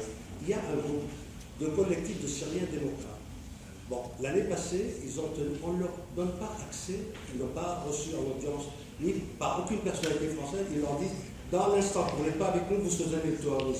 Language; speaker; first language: French; native; French